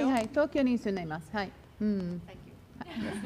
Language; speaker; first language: Japanese; non-native, learner; Finnish